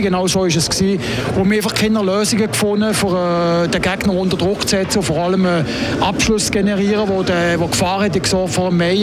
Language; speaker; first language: German; native; German